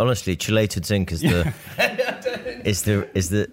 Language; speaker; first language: English; native; English